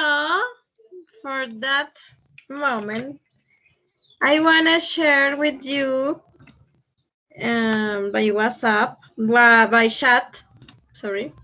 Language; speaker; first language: English; non-native, fluent; Spanish